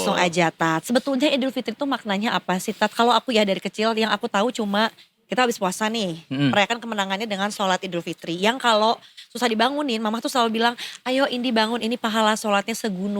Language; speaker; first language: Indonesian; native; Indonesian